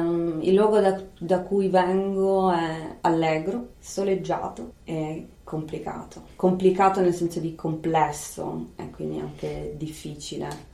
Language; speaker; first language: Italian; native; Italian